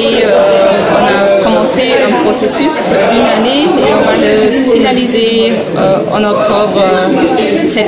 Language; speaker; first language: French; non-native, fluent; German